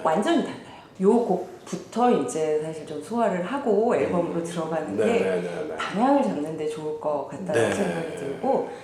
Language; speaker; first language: Korean; native; Korean